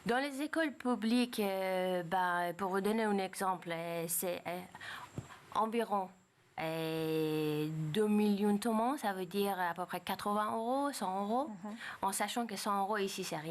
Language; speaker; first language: French; non-native, fluent; Persian